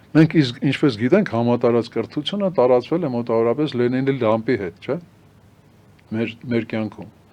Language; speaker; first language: Armenian; native; Armenian